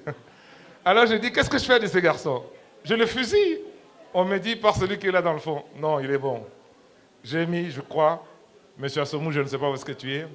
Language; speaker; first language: French; non-native, local second language; Lingala